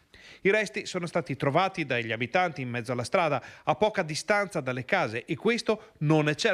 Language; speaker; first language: Italian; native; Italian